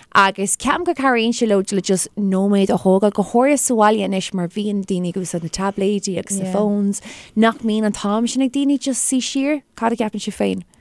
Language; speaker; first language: Irish; non-native, local second language; English